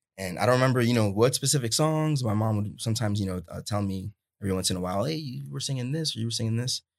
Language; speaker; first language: English; early bilingual, other home language; Spanish